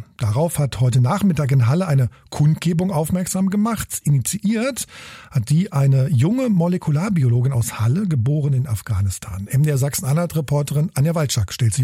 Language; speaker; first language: German; native; German